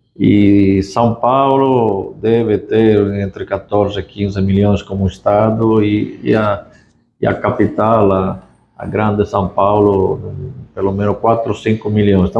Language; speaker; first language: Portuguese; non-native, fluent; Italian